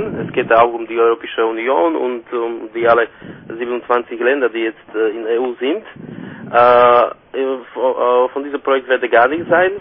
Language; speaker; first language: German; non-native, fluent; Slovak